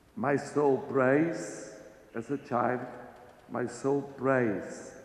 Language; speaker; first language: English; non-native, fluent; Portuguese